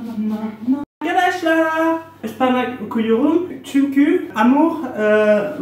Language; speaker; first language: Turkish; non-native, learner; French